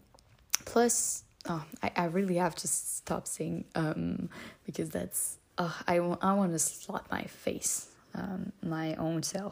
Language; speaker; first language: English; non-native, fluent; French